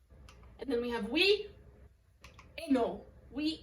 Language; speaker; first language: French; non-native, fluent; English